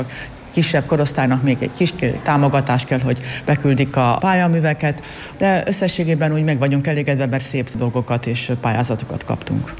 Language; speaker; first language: Hungarian; native; Hungarian